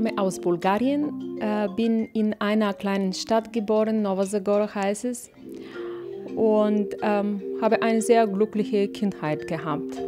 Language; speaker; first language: German; non-native, fluent; Bulgarian